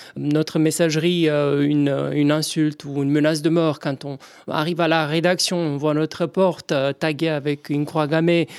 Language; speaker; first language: French; non-native, fluent; Romanian